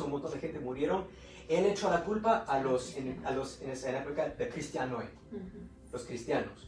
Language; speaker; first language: Spanish; early bilingual, heritage; Spanish